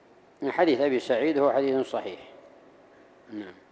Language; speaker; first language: Arabic; native; Arabic